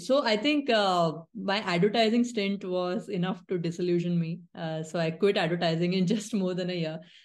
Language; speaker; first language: English; non-native, local second language; Marathi